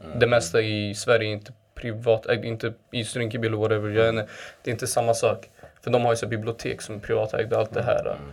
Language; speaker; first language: Swedish; early bilingual, other home language; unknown